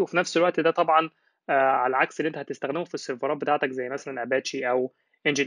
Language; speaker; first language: Arabic; native; Arabic